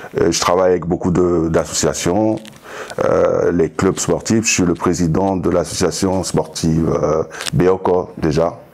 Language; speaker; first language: French; non-native, local second language; Sango